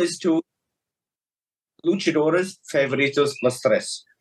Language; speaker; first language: Spanish; non-native, learner; English